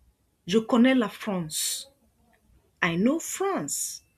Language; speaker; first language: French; non-native, fluent; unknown